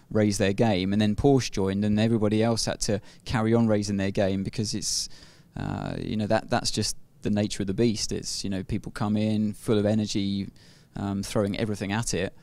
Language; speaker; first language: English; native; English